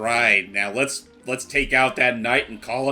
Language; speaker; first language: English; native; English